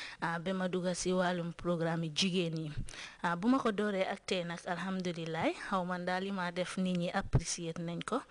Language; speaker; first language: Wolof; non-native, local second language; Jola-Fonyi